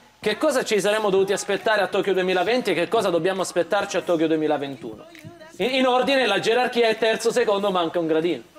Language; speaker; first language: Italian; native; Italian